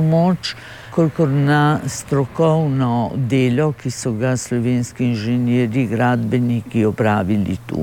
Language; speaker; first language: Slovenian; native; Slovenian